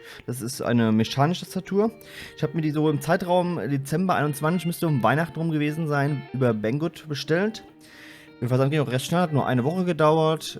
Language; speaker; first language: German; native; German